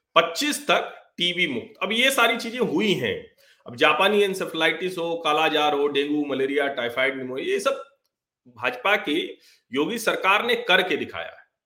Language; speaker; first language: Hindi; native; Hindi